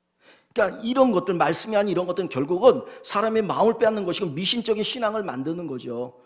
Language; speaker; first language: Korean; native; Korean